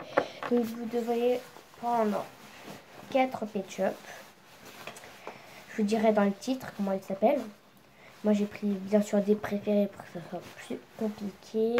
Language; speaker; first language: French; native; French